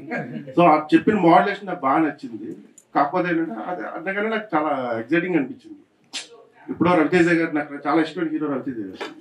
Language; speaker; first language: Telugu; native; Telugu